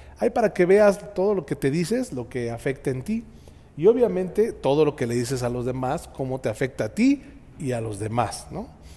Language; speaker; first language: Spanish; native; Spanish